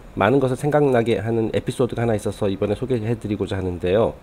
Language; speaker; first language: Korean; native; Korean